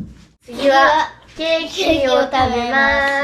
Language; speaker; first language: Japanese; early bilingual, other home language; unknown